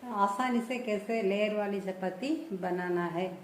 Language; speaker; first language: Hindi; non-native, local second language; Tamil